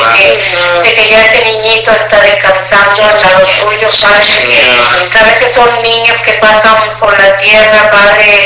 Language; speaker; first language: Spanish; native; Spanish